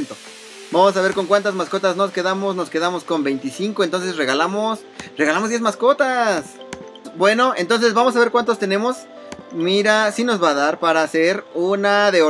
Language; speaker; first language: Spanish; native; Spanish